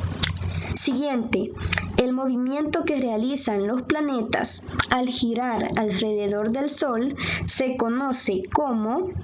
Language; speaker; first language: Spanish; native; Spanish